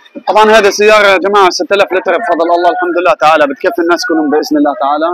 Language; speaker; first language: Arabic; native; Arabic